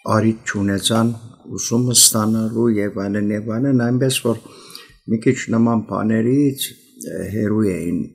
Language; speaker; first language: Armenian; early bilingual, heritage; Armenian